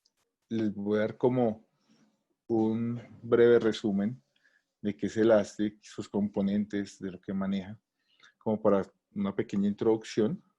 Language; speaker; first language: Spanish; native; Spanish